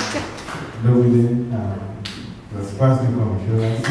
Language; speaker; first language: Russian; non-native, fluent; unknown